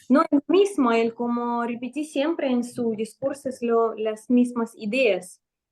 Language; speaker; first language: Spanish; non-native, fluent; Russian